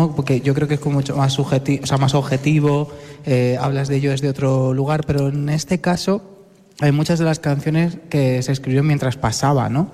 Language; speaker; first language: Spanish; native; Spanish